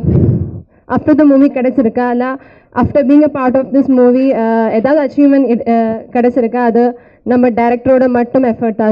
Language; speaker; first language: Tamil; non-native, learner; Malayalam